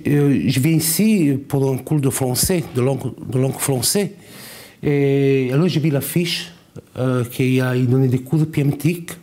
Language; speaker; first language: French; non-native, learner; Italian